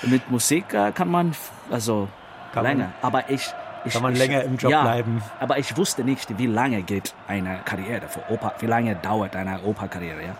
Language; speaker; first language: German; non-native, learner; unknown